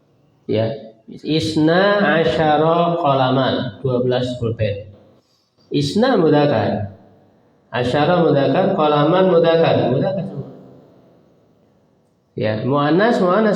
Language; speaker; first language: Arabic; non-native, fluent; Indonesian